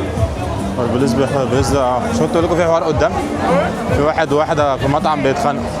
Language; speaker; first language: Arabic; native; Arabic